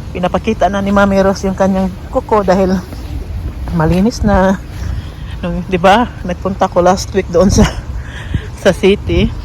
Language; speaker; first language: Filipino; non-native, local second language; Cebuano